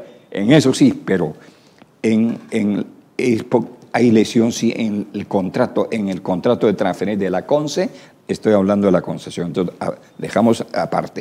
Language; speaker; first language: Spanish; native; Spanish